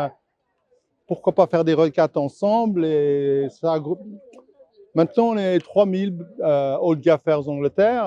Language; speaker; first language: French; non-native, fluent; English